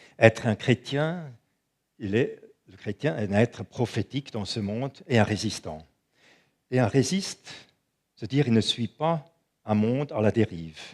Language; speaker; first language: French; non-native, local second language; German